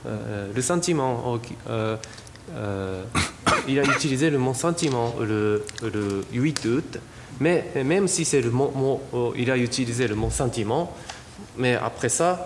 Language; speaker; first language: French; non-native, fluent; Japanese